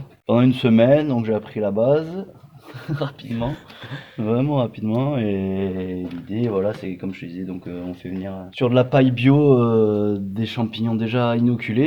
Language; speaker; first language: French; native; French